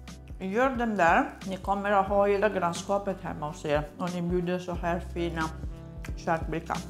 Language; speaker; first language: Swedish; non-native, fluent; Italian